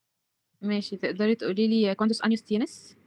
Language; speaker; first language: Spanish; non-native, fluent; Arabic